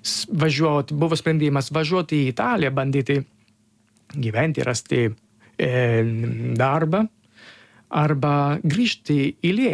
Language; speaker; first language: Lithuanian; non-native, learner; Italian